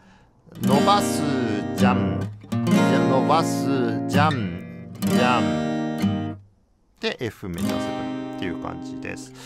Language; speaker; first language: Japanese; native; Japanese